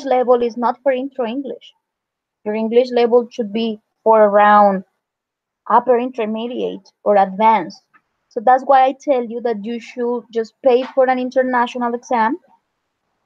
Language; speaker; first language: English; non-native, fluent; Spanish